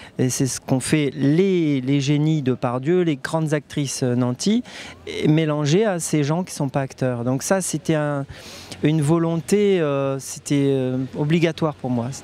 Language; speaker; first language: French; native; French